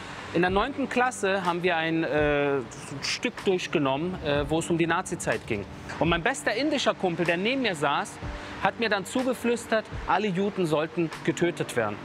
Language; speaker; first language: German; early bilingual, other home language; Persian